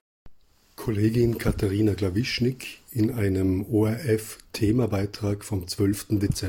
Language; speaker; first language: German; native; German